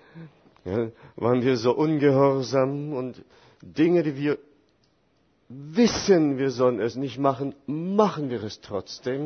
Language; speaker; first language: German; non-native, fluent; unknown